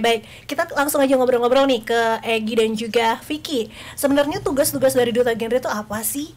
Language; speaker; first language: Indonesian; native; Indonesian